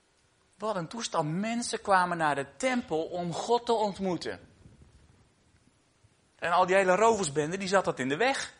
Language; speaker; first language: Dutch; native; Dutch